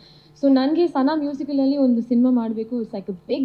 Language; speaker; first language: Kannada; non-native, learner; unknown